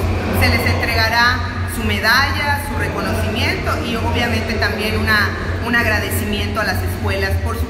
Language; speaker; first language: Spanish; native; Spanish